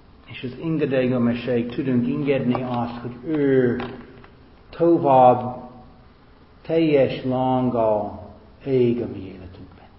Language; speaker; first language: Hungarian; non-native, fluent; English